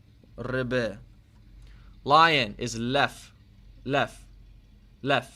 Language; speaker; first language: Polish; non-native, learner; English